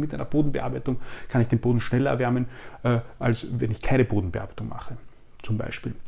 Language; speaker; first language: German; native; German